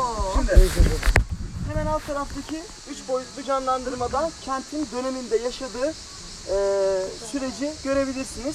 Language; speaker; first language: Turkish; native; Turkish